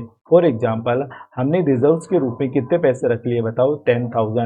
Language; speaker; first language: Hindi; native; Hindi